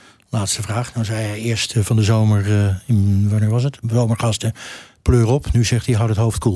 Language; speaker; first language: Dutch; native; Dutch